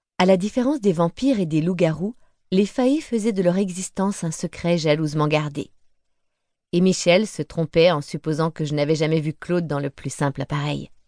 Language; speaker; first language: French; native; French